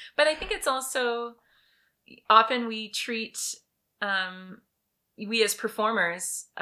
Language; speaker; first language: English; early bilingual, other home language; French